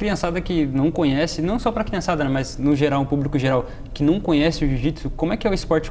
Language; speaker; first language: Portuguese; native; Portuguese